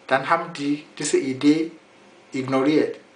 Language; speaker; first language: German; non-native, fluent; Yoruba